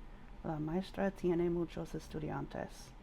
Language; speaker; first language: Spanish; non-native, learner; English